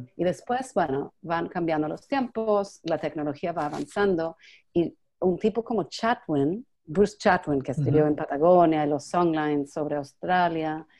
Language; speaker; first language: Spanish; non-native, fluent; English